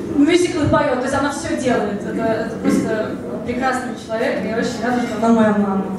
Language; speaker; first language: Russian; early bilingual, heritage; Russian